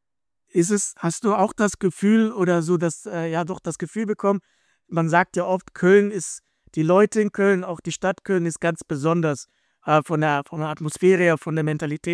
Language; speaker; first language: German; native; German